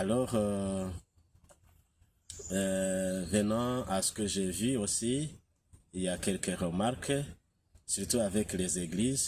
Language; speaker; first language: French; non-native, local second language; Kinyarwanda